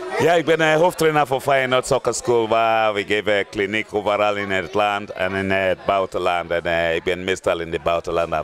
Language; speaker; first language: Dutch; non-native, fluent; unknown